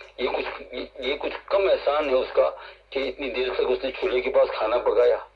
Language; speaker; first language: Urdu; non-native, local second language; Gujarati